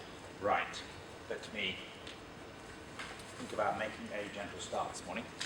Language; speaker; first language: English; native; English